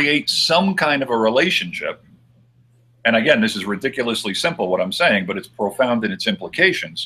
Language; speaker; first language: English; native; English